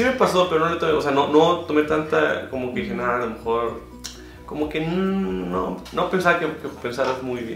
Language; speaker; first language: Spanish; native; Spanish